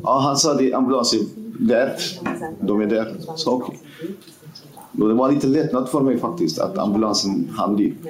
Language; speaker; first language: Swedish; non-native, fluent; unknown